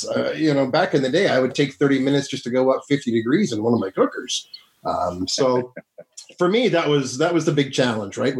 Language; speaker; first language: English; native; English